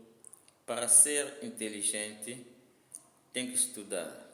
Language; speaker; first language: Portuguese; non-native, learner; Lingala